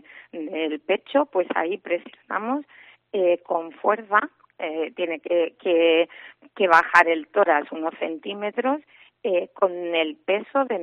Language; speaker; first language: Spanish; native; Spanish